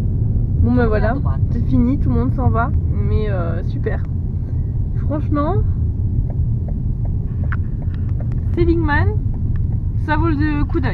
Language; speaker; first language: French; native; French